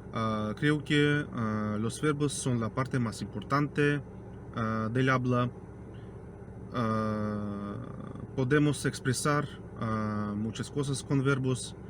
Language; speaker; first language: Spanish; non-native, fluent; Russian